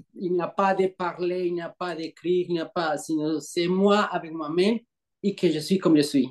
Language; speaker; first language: French; non-native, learner; Spanish